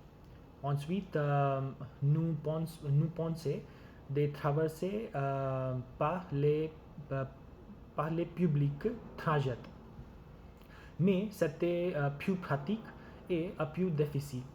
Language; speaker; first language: French; non-native, learner; Gujarati